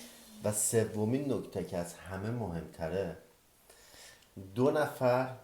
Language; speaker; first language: Persian; native; Persian